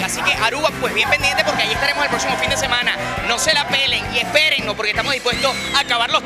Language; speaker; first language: Spanish; native; Spanish